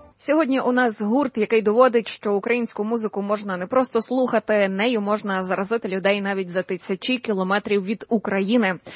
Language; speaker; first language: Ukrainian; native; Ukrainian